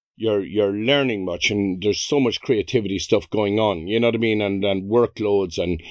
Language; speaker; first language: English; native; English